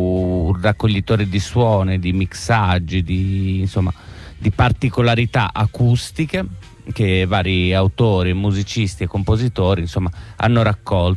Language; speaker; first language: Italian; native; Italian